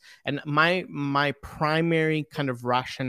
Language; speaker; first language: English; early bilingual, other home language; Telugu